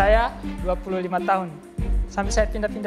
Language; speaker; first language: Indonesian; non-native, local second language; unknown